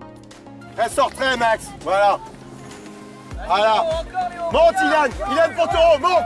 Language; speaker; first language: French; native; French